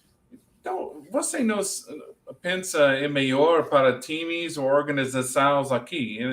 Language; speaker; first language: Portuguese; non-native, learner; English